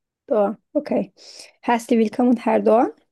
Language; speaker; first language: German; non-native, learner; Turkish